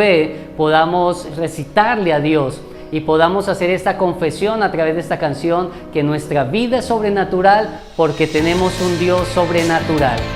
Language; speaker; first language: Spanish; native; Spanish